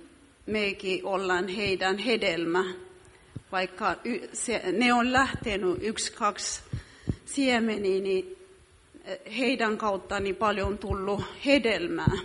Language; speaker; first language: Finnish; non-native, fluent; Amharic